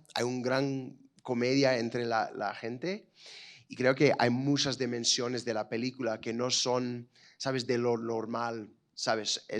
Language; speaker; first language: Spanish; non-native, fluent; English